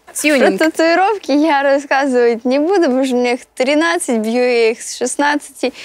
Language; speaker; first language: Russian; native; Russian